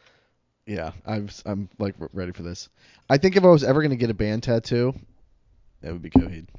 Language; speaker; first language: English; native; English